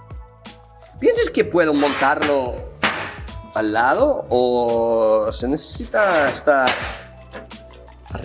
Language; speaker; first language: Spanish; non-native, learner; English